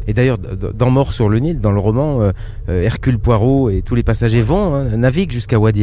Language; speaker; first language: French; native; French